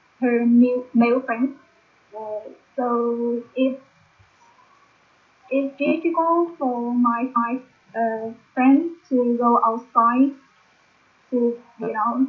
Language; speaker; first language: English; non-native, learner; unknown